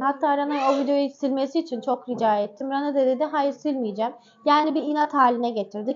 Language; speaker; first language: Turkish; native; Turkish